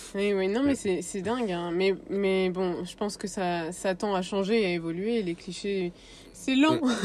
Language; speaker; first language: French; native; French